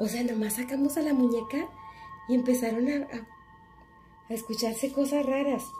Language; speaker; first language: Spanish; native; Spanish